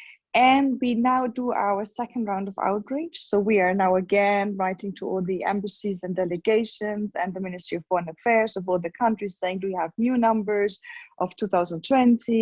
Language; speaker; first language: English; non-native, fluent; German